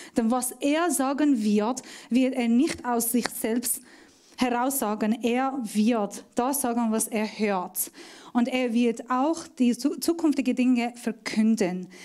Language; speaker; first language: German; non-native, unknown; Persian